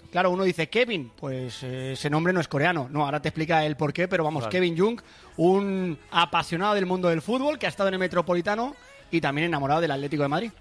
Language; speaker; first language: Spanish; native; Spanish